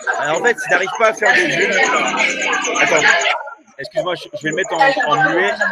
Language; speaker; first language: French; native; French